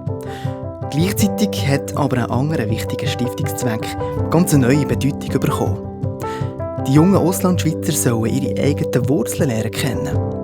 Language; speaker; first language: German; native; German